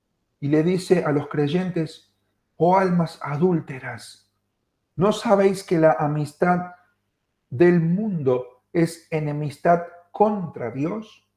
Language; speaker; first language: Spanish; native; Spanish